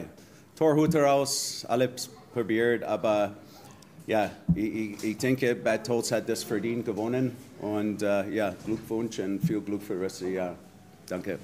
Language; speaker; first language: German; non-native, fluent; English